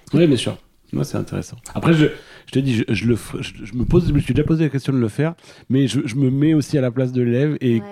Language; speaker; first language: French; native; French